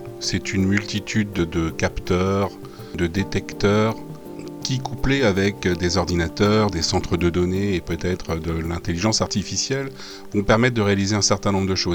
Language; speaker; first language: French; native; French